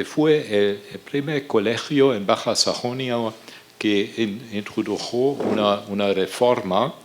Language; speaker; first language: Spanish; non-native, fluent; German